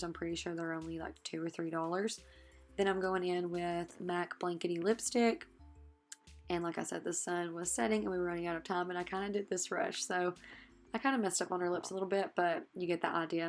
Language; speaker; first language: English; native; English